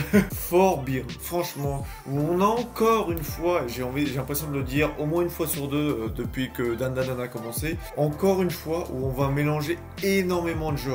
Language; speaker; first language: French; native; French